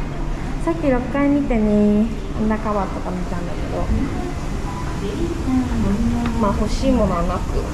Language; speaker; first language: Japanese; native; Japanese